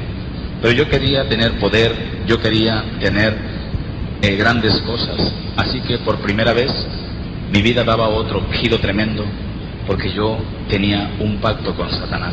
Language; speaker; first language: Spanish; native; Spanish